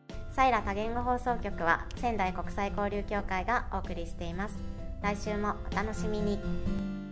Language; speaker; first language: Japanese; native; Japanese